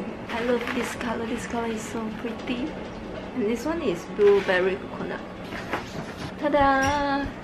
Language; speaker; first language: English; non-native, local second language; Chinese